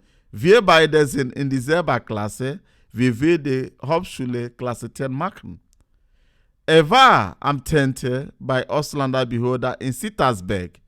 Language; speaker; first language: German; non-native, learner; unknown